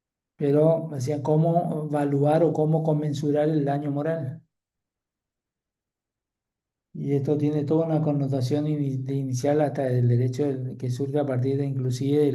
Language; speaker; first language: Spanish; native; Spanish